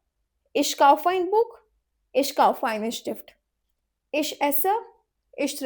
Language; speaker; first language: German; non-native, fluent; Hindi